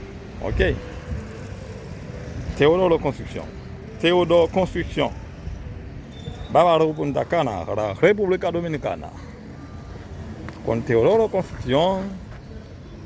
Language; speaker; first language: Spanish; non-native, learner; Haitian Creole